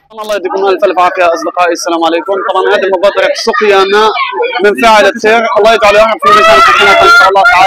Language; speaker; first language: Arabic; native; Arabic